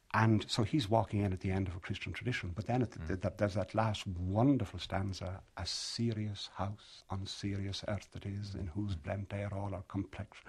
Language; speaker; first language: English; native; English